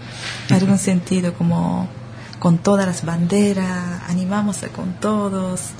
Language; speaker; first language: Spanish; non-native, learner; Japanese